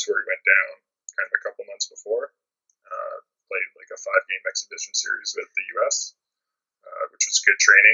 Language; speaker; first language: English; native; English